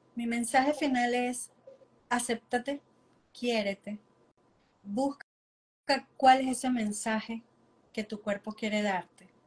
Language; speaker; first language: Spanish; native; Spanish